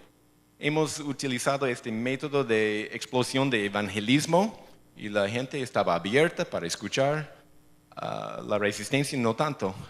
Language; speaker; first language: Spanish; non-native, fluent; English